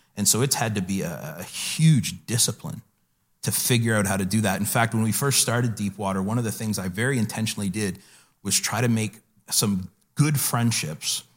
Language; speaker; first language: English; native; English